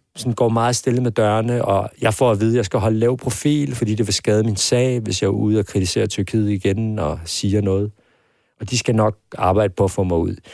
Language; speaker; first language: Danish; early bilingual, other home language; Persian